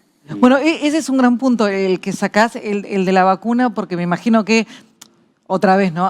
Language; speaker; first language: Spanish; native; Spanish